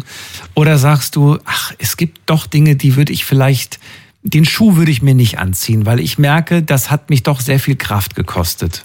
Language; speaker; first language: German; native; German